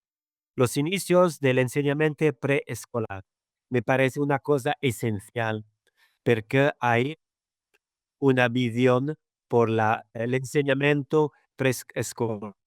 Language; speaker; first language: Spanish; non-native, fluent; Arabic